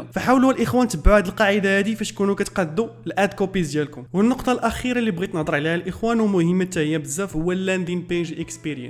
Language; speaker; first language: Arabic; native; Arabic